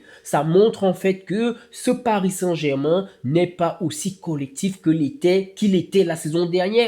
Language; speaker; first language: French; native; French